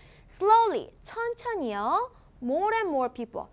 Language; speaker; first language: English; non-native, fluent; Korean